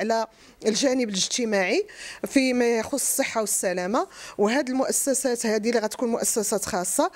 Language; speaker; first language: Arabic; native; Arabic